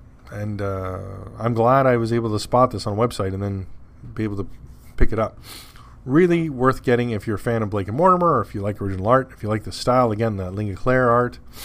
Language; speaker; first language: English; native; English